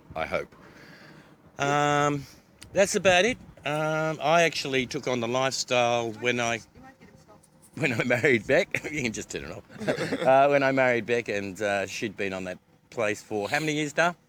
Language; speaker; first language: English; native; English